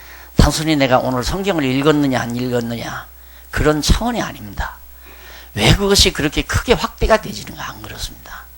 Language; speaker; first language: Korean; native; Korean